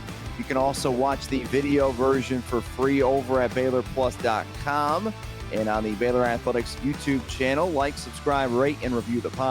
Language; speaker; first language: English; native; English